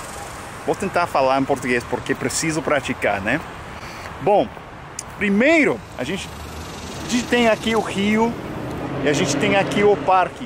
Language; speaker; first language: Portuguese; non-native, fluent; English